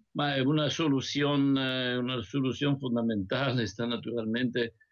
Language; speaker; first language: Spanish; non-native, fluent; Italian